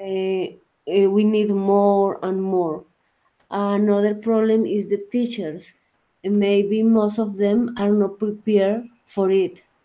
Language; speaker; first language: English; non-native, learner; Spanish